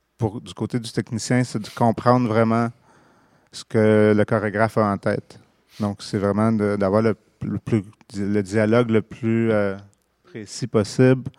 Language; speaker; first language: French; native; French